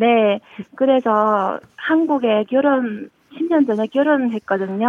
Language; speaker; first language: Korean; non-native, learner; Chinese